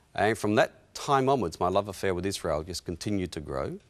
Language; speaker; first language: English; native; English